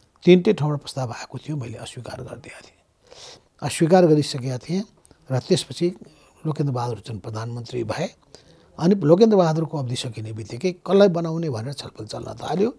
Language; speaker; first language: Nepali; native; Nepali